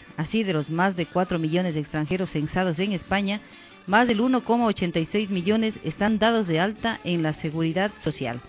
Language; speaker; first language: Spanish; native; Spanish